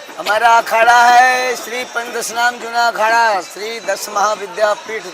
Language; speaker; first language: Hindi; native; Hindi